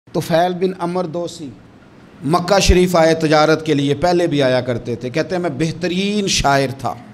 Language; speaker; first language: Urdu; non-native, local second language; Punjabi